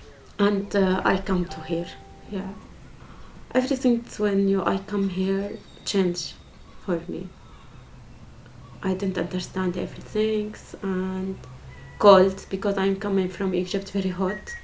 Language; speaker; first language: English; non-native, learner; Arabic